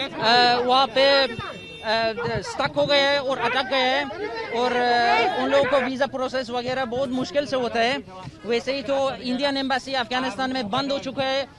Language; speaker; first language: Hindi; non-native, fluent; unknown